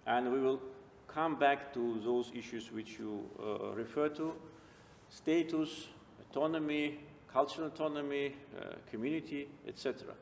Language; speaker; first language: English; non-native, fluent; Azerbaijani